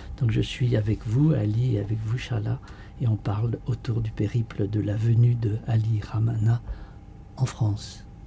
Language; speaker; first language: French; native; French